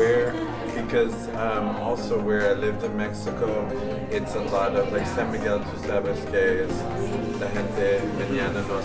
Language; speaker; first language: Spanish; non-native, learner; English